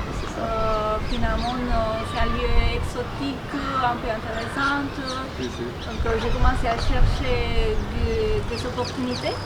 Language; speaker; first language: French; non-native, fluent; Spanish